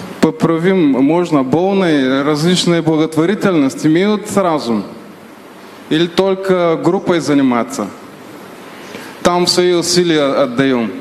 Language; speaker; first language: Russian; non-native, learner; Bulgarian